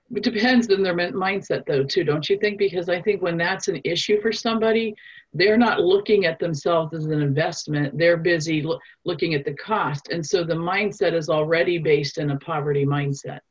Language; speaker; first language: English; non-native, fluent; German